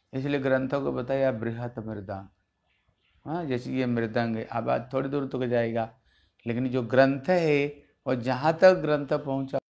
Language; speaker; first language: Hindi; non-native, local second language; Bangla